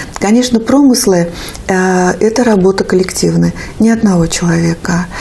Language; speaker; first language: Russian; native; Russian